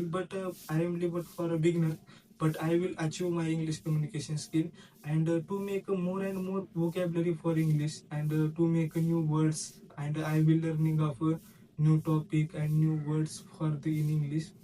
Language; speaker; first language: English; non-native, learner; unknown